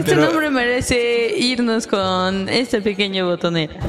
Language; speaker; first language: Spanish; native; Spanish